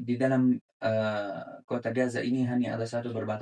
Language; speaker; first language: Indonesian; non-native, fluent; Arabic